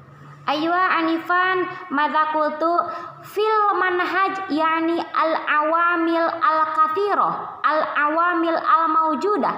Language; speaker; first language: Arabic; non-native, learner; Indonesian